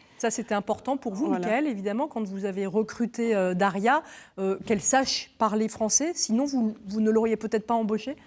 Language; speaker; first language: French; native; French